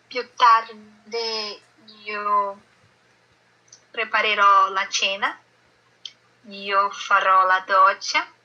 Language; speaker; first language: Italian; non-native, learner; Portuguese